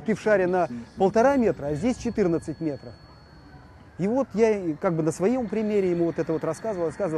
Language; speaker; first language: Russian; native; Russian